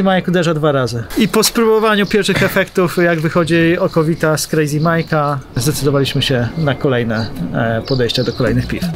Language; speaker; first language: Polish; native; Polish